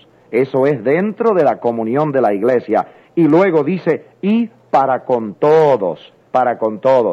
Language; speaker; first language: Spanish; native; Spanish